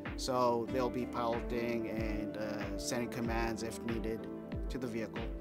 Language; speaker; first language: English; non-native, fluent; Japanese